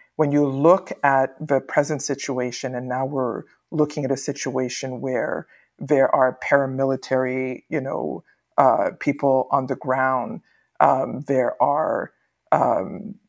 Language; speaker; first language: English; native; English